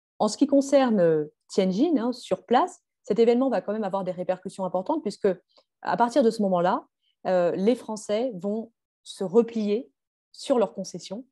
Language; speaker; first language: French; native; French